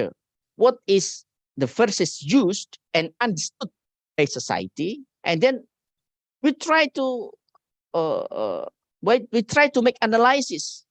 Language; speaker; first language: English; non-native, learner; Indonesian